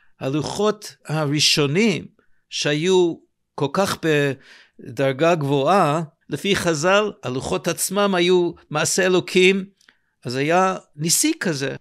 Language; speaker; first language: Hebrew; non-native, fluent; English